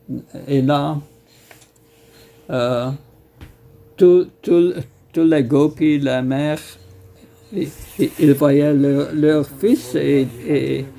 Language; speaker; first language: French; non-native, fluent; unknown